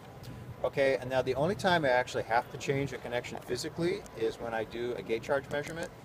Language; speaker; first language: English; native; English